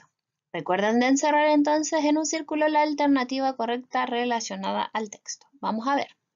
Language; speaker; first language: Spanish; native; Spanish